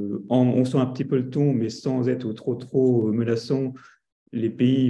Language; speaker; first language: French; native; French